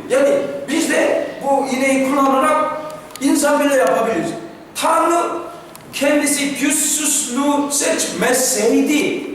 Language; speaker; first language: Turkish; non-native, fluent; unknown